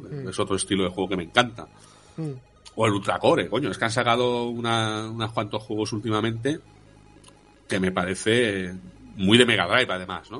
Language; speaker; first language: Spanish; native; Spanish